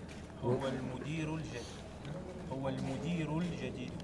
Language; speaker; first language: Arabic; non-native, learner; French